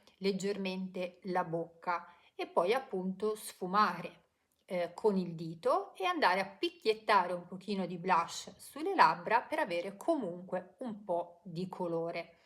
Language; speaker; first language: Italian; native; Italian